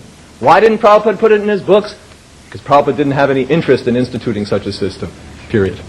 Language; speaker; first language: English; native; English